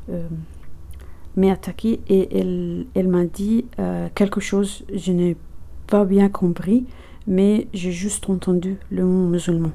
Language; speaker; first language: French; non-native, learner; Arabic